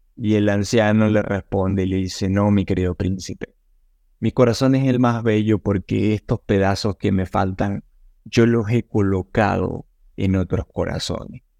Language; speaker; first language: Spanish; native; Spanish